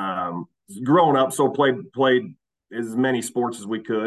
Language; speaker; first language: English; native; English